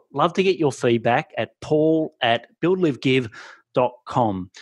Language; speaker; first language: English; native; English